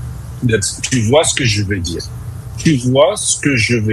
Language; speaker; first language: French; non-native, fluent; English